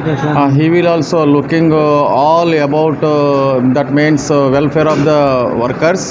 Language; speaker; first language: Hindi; non-native, local second language; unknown